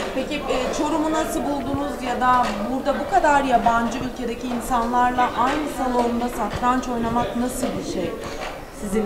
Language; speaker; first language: Turkish; native; Turkish